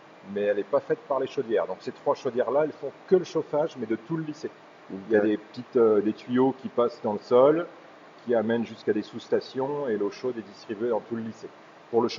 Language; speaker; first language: French; native; French